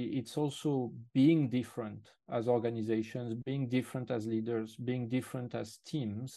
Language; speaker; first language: English; non-native, fluent; French